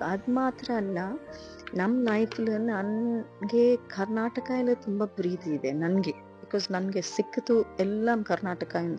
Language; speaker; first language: Kannada; non-native, learner; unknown